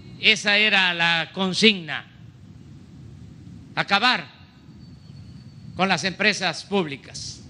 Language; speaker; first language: Spanish; native; Spanish